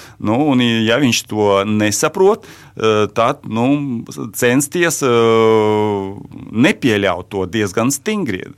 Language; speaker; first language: Latvian; non-native, local second language; Russian